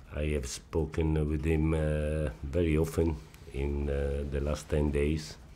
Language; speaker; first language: English; non-native, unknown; Italian